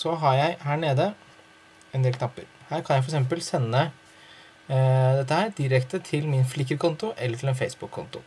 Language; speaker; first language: Norwegian; native; Norwegian